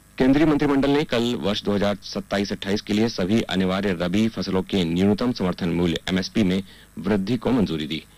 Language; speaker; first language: Hindi; native; Hindi